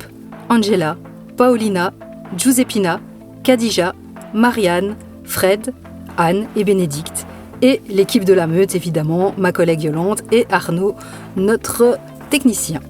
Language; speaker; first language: French; native; French